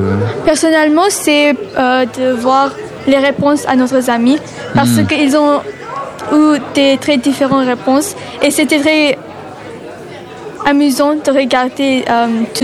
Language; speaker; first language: French; non-native, learner; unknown